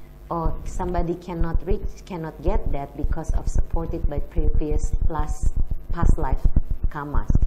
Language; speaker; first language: English; non-native, fluent; Indonesian